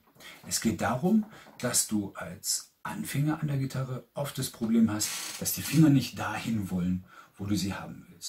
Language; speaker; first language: German; native; German